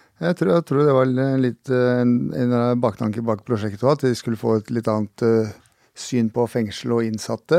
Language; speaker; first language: Norwegian; native; Norwegian